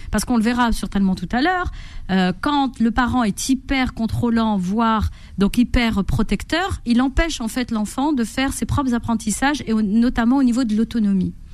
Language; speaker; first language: French; native; French